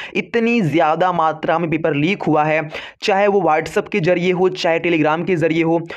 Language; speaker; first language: Hindi; native; Hindi